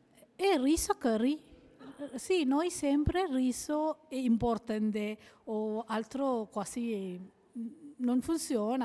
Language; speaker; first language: Italian; non-native, learner; Sinhala